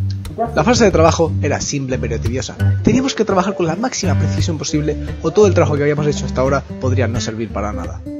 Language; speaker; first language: Spanish; native; Spanish